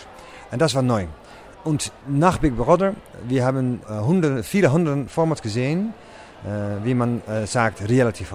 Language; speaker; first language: German; non-native, learner; Dutch